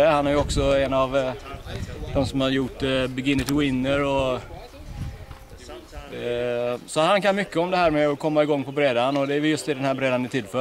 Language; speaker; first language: Swedish; native; Swedish